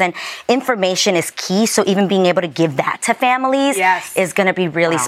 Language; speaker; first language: English; native; English